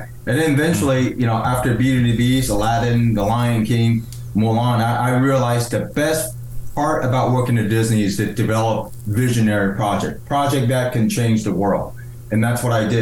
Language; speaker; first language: English; early bilingual, other home language; Chinese